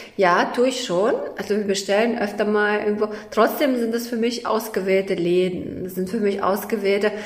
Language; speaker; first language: German; early bilingual, other home language; Russian